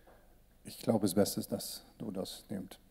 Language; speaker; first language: German; non-native, learner; Swedish